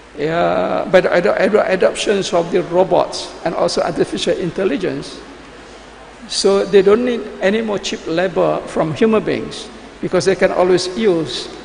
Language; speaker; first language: English; non-native, local second language; Malay